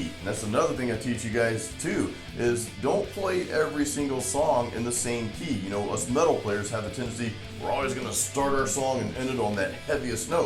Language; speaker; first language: English; native; English